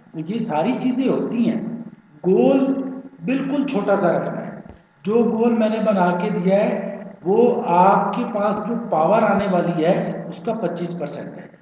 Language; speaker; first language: Urdu; non-native, local second language; Punjabi